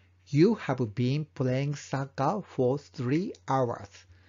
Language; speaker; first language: English; non-native, fluent; Japanese